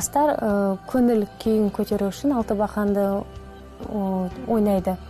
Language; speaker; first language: Kazakh; non-native, local second language; Russian